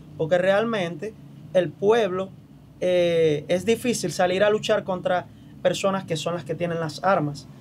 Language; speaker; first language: Spanish; native; Spanish